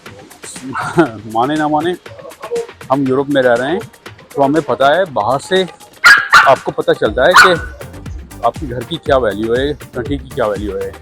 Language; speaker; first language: Hindi; non-native, fluent; Punjabi